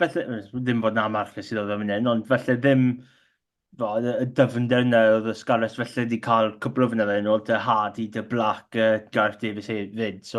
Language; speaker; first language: Welsh; non-native, local second language; English